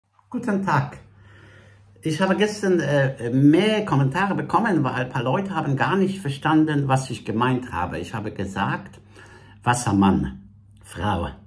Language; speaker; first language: German; non-native, fluent; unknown